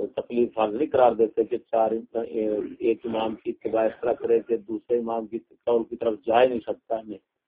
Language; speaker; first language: Urdu; non-native, local second language; Punjabi